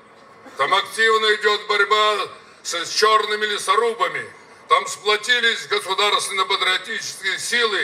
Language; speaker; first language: Russian; native; Russian